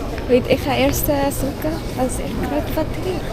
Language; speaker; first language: Dutch; non-native, learner; Filipino